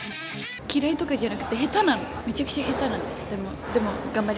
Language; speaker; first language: Japanese; native; Japanese